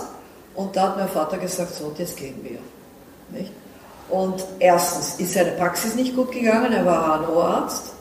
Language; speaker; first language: German; non-native, fluent; Dutch